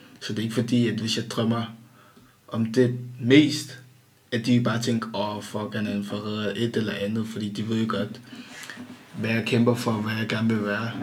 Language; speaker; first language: Danish; early bilingual, other home language; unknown